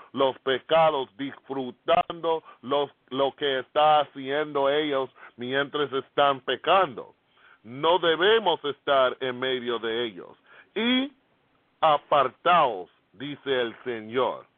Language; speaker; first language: Spanish; non-native, fluent; English